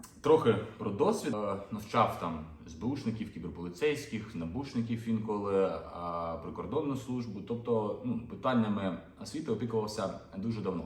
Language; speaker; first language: Ukrainian; non-native, local second language; Russian